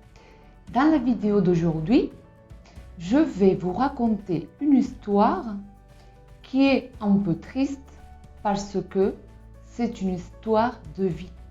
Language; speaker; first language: French; non-native, fluent; Spanish